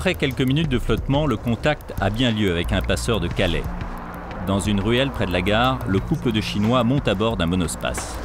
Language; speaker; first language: French; native; French